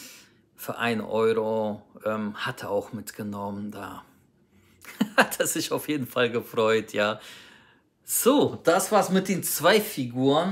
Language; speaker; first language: German; native; German